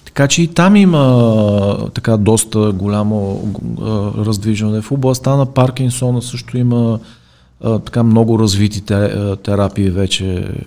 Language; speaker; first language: Bulgarian; native; Bulgarian